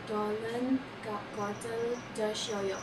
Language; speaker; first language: Korean; non-native, learner; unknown